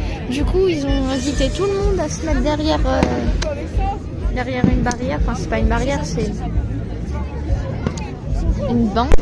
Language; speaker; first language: French; native; French